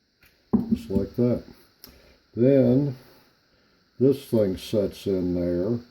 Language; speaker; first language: English; native; English